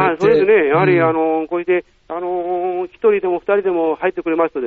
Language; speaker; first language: Japanese; native; Japanese